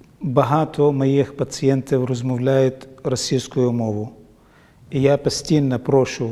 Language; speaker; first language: Ukrainian; non-native, learner; Arabic